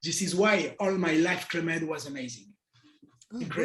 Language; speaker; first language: English; non-native, learner; French